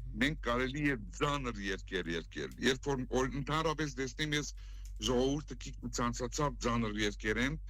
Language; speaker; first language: Armenian; native; Armenian